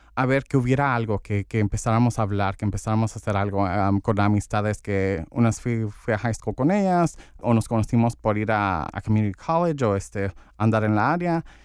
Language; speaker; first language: Spanish; early bilingual, heritage; Spanish